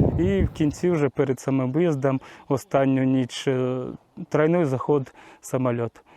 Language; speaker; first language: Ukrainian; non-native, local second language; Russian